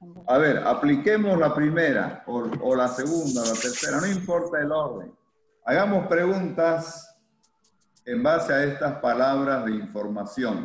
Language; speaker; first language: Spanish; native; Spanish